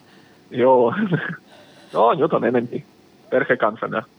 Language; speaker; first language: Finnish; non-native, learner; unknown